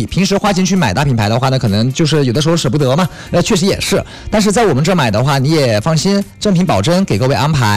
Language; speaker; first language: Chinese; native; Chinese